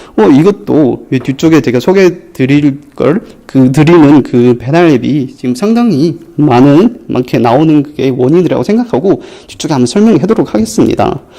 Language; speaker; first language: Korean; non-native, fluent; Chinese